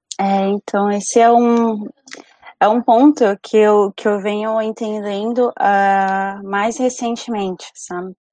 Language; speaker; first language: Portuguese; early bilingual, other home language; Spanish